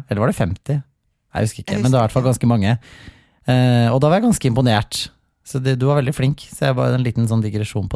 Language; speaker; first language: Norwegian; native; Norwegian